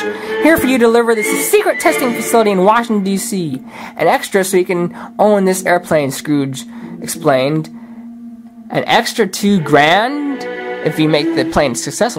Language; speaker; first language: English; native; English